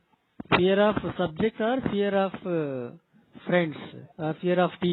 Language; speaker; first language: English; non-native, local second language; Telugu